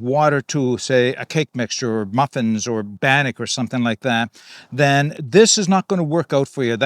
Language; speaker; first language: English; native; English